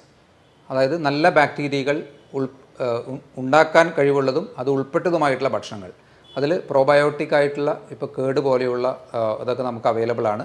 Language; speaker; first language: Malayalam; native; Malayalam